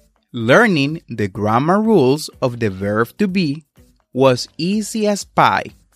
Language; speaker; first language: English; non-native, fluent; Spanish